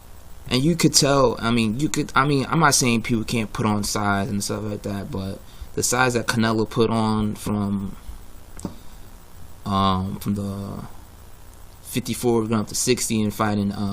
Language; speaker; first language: English; native; English